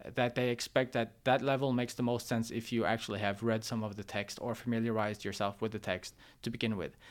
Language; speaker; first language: English; non-native, fluent; Norwegian